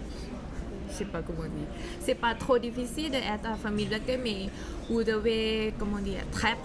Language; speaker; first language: French; non-native, learner; Thai